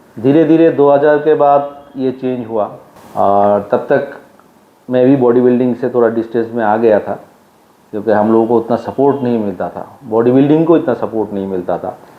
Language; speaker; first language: Hindi; non-native, local second language; Bangla